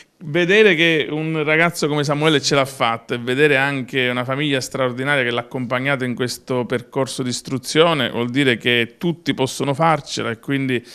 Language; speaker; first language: Italian; native; Italian